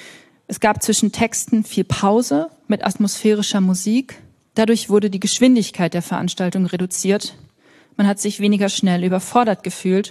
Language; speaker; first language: German; native; German